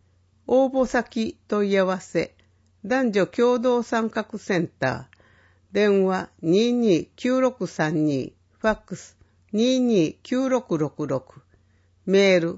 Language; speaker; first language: Japanese; native; Japanese